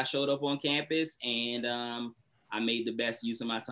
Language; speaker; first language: English; native; English